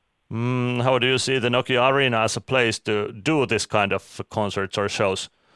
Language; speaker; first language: English; non-native, fluent; Finnish